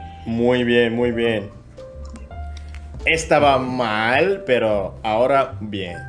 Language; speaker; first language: Spanish; non-native, learner; Indonesian